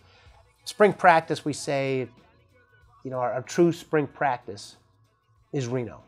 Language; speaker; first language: English; native; English